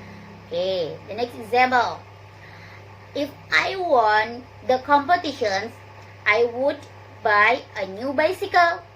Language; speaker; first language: English; non-native, learner; Indonesian